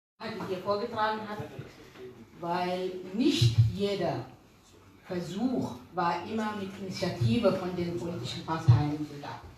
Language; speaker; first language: German; non-native, fluent; Arabic